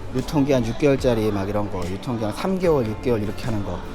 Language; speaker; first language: Korean; native; Korean